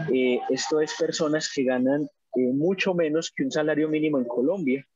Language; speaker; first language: Spanish; native; Spanish